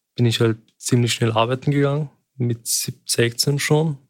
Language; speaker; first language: German; early bilingual, other home language; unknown